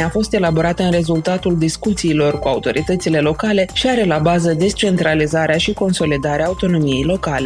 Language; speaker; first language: Romanian; native; Romanian